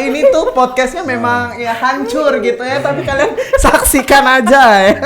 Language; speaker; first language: Indonesian; native; Indonesian